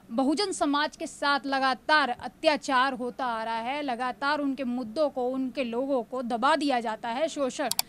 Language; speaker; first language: Hindi; native; Hindi